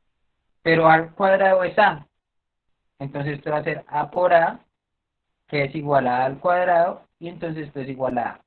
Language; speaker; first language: Spanish; native; Spanish